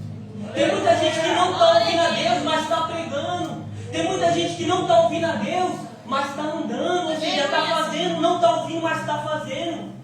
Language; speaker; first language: Portuguese; native; Portuguese